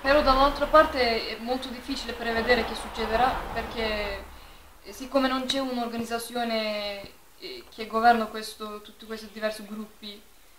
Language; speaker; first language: Italian; non-native, fluent; Turkish